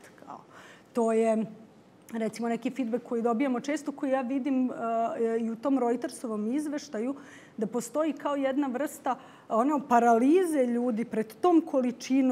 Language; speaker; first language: Bosnian; native; Bosnian